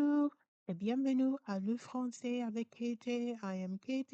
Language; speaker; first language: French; non-native, fluent; English